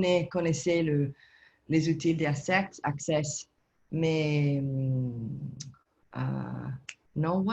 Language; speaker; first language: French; non-native, learner; Italian